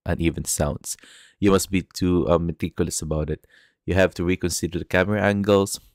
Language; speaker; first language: English; non-native, local second language; Filipino